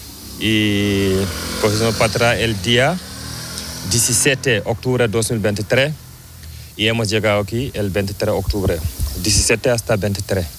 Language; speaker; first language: Spanish; non-native, learner; Fula